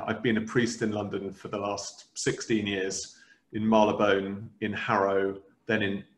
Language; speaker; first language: English; native; English